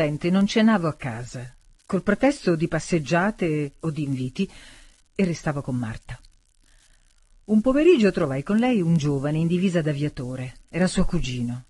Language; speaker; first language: Italian; native; Italian